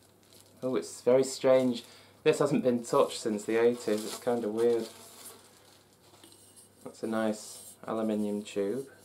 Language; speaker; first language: English; native; English